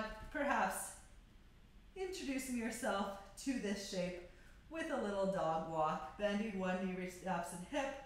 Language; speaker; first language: English; native; English